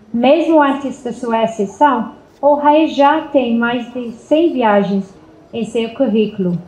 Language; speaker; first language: Portuguese; non-native, fluent; English